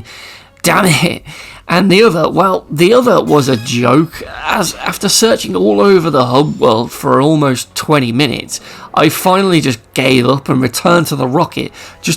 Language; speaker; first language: English; native; English